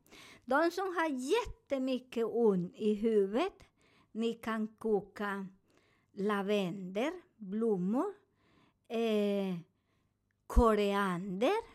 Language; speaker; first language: Swedish; non-native, learner; Spanish